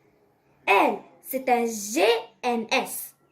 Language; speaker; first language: French; non-native, local second language; Arabic